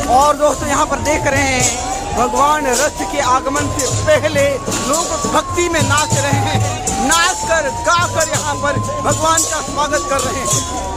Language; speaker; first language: Hindi; native; Hindi